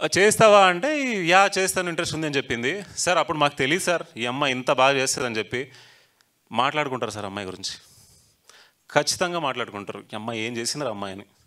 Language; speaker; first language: Telugu; native; Telugu